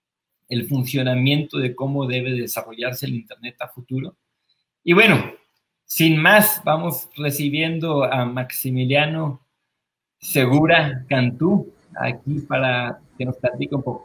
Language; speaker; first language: Spanish; native; Spanish